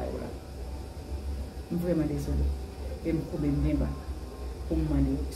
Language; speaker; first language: French; non-native, learner; Haitian Creole